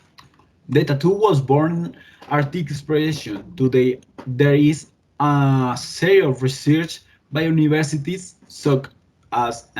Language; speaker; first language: English; non-native, learner; Spanish